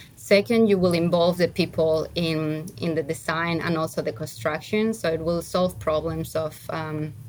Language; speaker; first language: English; non-native, fluent; Spanish